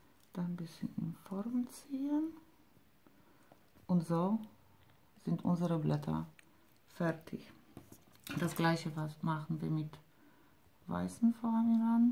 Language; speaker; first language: German; non-native, fluent; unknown